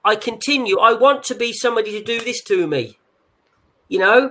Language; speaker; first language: English; native; English